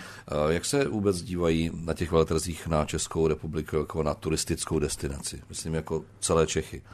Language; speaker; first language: Czech; native; Czech